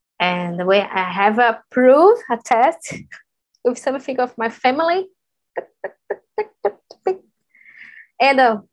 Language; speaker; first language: English; non-native, learner; Portuguese